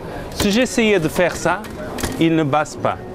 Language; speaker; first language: French; non-native, learner; Portuguese